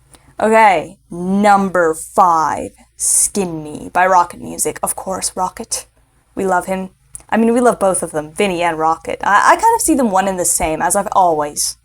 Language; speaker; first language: English; native; English